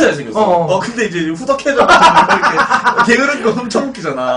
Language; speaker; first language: Korean; native; Korean